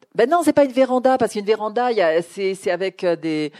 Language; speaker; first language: French; native; French